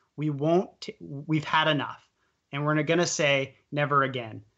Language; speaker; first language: English; native; English